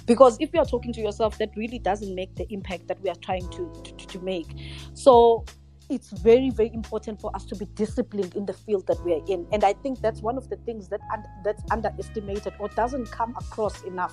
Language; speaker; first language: English; non-native, local second language; Zulu